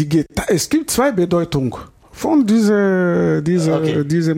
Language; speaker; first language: German; non-native, learner; Lingala